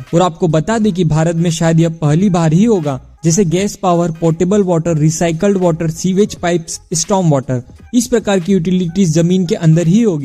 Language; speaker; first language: Hindi; native; Hindi